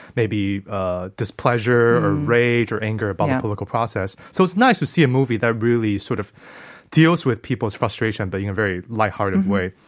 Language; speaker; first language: English; non-native, fluent; Chinese